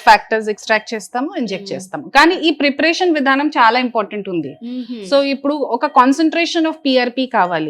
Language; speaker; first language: Telugu; non-native, fluent; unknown